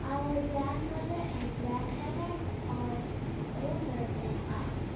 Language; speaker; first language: English; non-native, learner; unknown